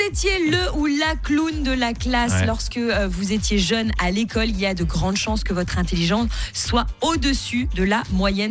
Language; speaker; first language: French; native; French